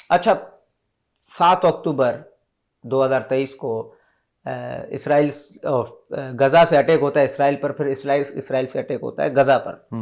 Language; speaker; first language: Urdu; native; Urdu